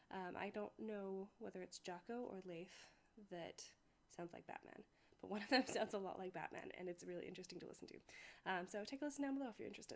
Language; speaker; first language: English; native; English